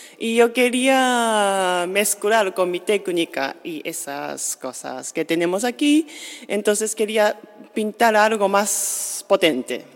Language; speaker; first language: Spanish; non-native, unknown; Japanese